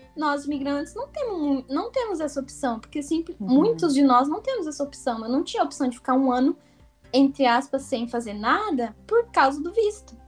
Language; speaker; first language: Portuguese; native; Portuguese